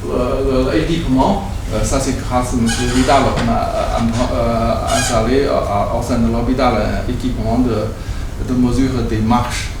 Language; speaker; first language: French; non-native, learner; Chinese